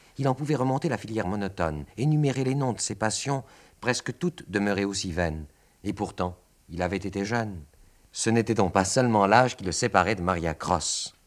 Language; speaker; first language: French; native; French